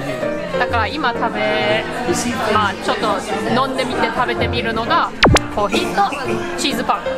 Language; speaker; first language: Japanese; non-native, fluent; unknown